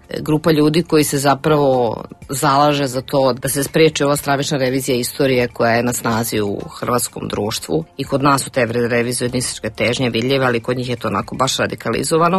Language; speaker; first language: Serbian; native; Serbian